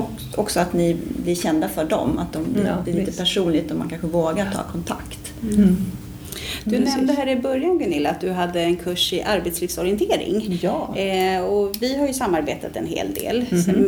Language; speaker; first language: Swedish; native; Swedish